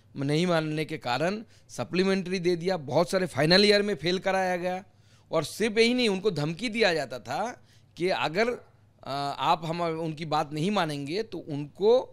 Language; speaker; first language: Hindi; non-native, local second language; Bangla